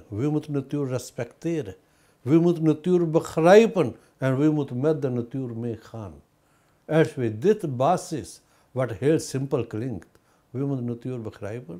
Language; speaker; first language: Dutch; non-native, fluent; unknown